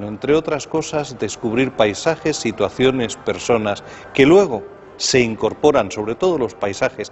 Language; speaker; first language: Spanish; native; Spanish